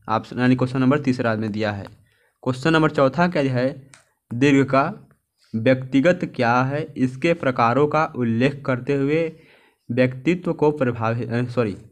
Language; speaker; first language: Hindi; native; Hindi